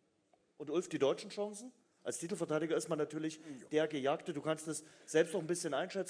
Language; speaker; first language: German; native; German